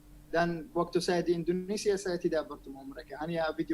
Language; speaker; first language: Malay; non-native, learner; Arabic